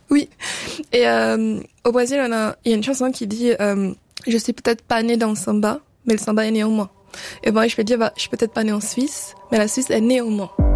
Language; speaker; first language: French; early bilingual, other home language; Portuguese